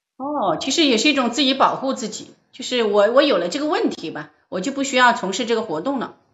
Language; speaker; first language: Chinese; native; Chinese